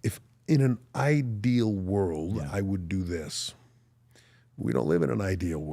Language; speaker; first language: English; native; English